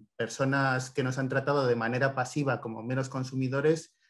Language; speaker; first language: Spanish; native; Spanish